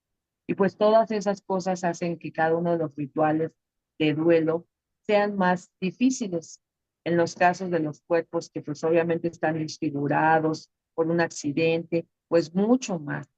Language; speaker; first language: Spanish; native; Spanish